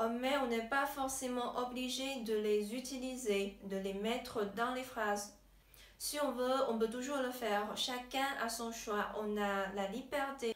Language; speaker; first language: French; non-native, fluent; Chinese